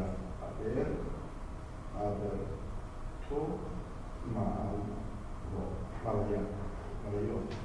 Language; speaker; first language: Hebrew; non-native, learner; English